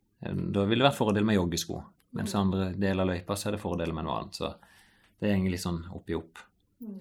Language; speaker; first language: Norwegian; native; Norwegian